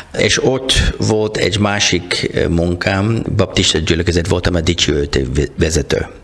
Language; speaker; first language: Hungarian; non-native, learner; English